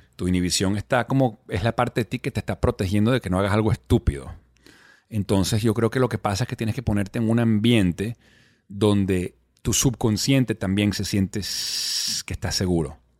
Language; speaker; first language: Spanish; native; Spanish